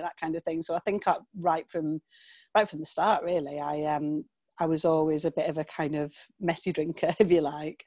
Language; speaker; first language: English; native; English